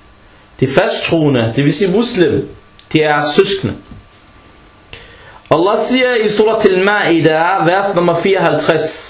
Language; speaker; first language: Danish; early bilingual, other home language; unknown